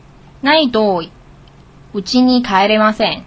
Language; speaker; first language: Japanese; non-native, learner; Chinese